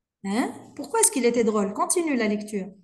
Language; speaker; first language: French; non-native, local second language; Arabic